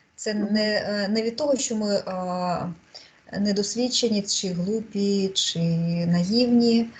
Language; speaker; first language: Ukrainian; non-native, local second language; Russian